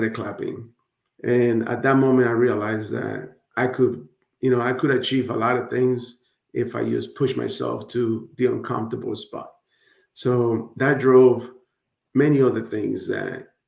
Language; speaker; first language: English; early bilingual, other home language; Spanish